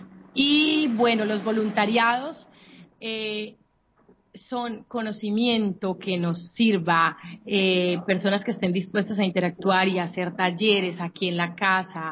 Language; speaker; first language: Spanish; native; Spanish